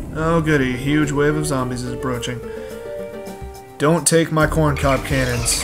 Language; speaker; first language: English; native; English